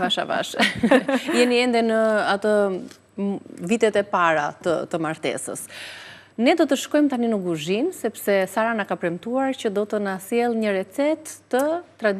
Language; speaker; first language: Albanian; native; Albanian